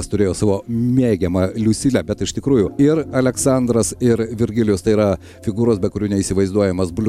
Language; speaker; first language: Lithuanian; native; Lithuanian